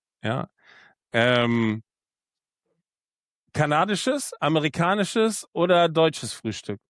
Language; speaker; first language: German; native; German